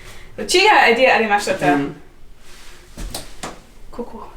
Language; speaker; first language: Japanese; non-native, learner; English